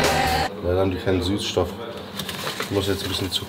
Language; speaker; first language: German; native; German